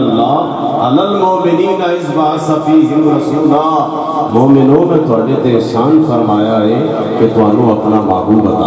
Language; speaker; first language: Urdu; non-native, local second language; Punjabi